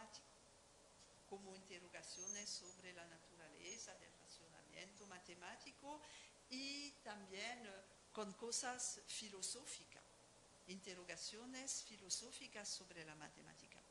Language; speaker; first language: Spanish; non-native, fluent; French